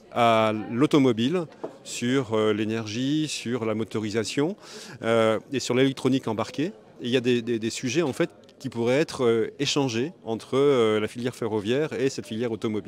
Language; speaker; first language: French; native; French